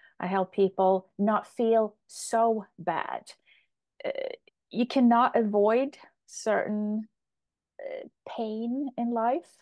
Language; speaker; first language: English; non-native, fluent; Polish